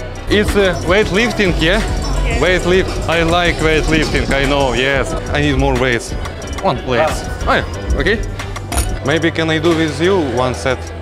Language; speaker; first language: English; non-native, learner; Russian